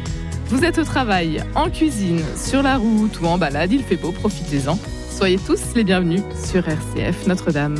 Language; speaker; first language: French; native; French